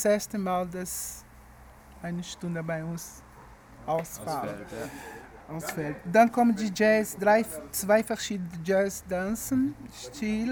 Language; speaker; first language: German; non-native, learner; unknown